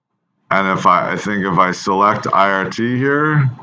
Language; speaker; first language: English; native; English